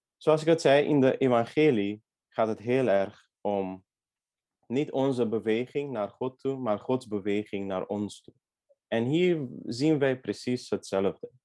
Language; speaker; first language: Dutch; non-native, fluent; Hungarian